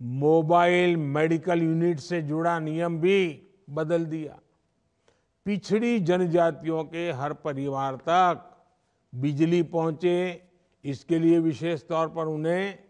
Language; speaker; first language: Hindi; non-native, local second language; Gujarati